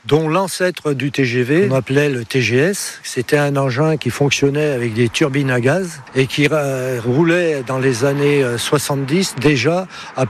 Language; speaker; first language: French; native; French